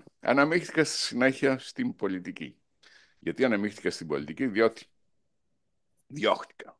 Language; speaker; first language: Greek; non-native, local second language; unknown